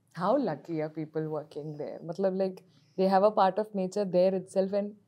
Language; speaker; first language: English; non-native, local second language; Hindi